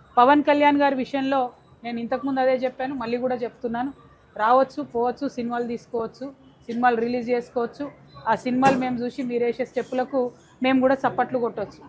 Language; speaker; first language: Telugu; native; Telugu